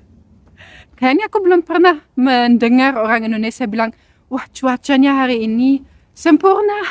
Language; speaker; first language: Indonesian; non-native, fluent; German